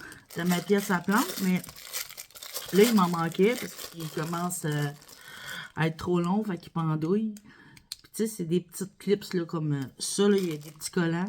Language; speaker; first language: French; native; French